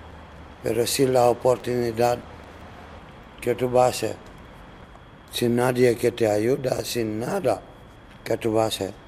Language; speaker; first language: Spanish; non-native, learner; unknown